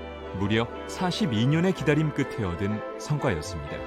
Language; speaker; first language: Korean; native; Korean